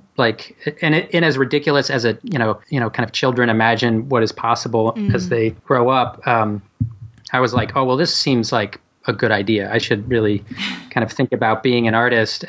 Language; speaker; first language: English; native; English